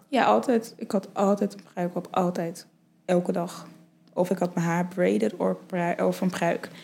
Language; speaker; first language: Dutch; early bilingual, other home language; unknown